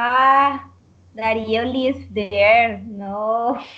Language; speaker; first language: English; non-native, learner; Spanish